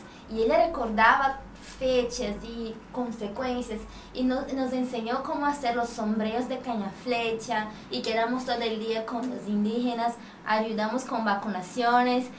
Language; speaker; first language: Spanish; non-native, fluent; Portuguese